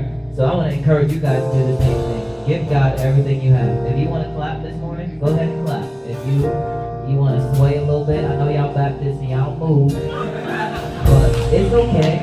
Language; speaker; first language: English; native; English